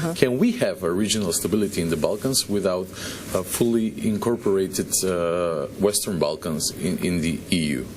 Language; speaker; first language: English; non-native, fluent; Macedonian